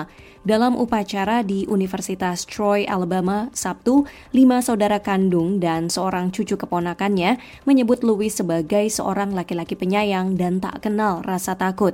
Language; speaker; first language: Indonesian; native; Indonesian